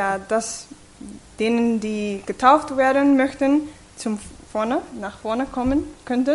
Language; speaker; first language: German; non-native, fluent; English